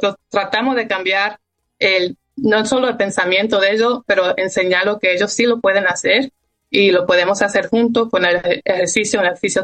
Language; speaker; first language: Spanish; early bilingual, heritage; Spanish